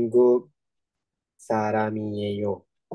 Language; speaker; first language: Korean; non-native, learner; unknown